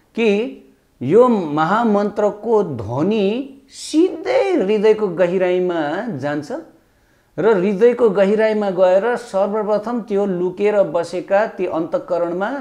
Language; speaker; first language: Nepali; native; Nepali